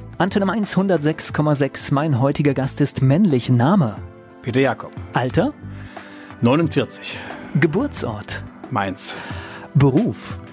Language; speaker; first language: German; native; German